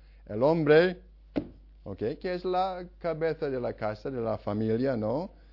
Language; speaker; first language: Spanish; non-native, fluent; English